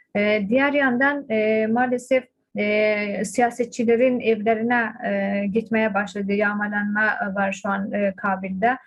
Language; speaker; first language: Turkish; non-native, fluent; Persian